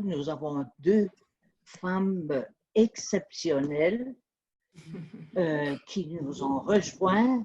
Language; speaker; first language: French; native; French